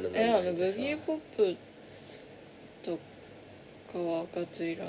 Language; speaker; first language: Japanese; native; Japanese